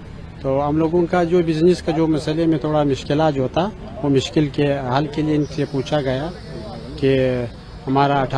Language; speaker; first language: Hindi; non-native, local second language; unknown